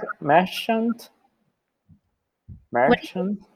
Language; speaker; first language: English; non-native, fluent; Portuguese